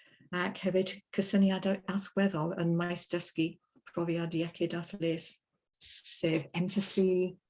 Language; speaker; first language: Welsh; non-native, learner; English